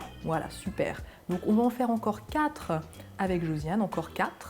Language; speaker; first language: French; native; French